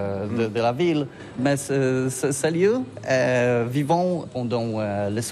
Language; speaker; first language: French; non-native, learner; Polish